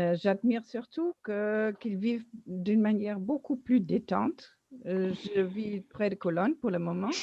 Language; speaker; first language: French; non-native, learner; German